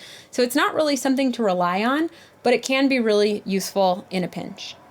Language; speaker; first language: English; native; English